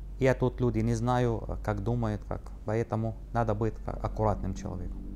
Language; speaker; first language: Russian; non-native, learner; Arabic